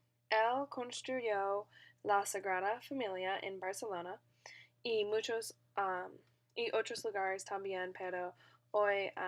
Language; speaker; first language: Spanish; non-native, learner; English